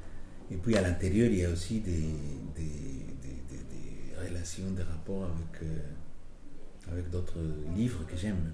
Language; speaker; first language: French; non-native, fluent; Spanish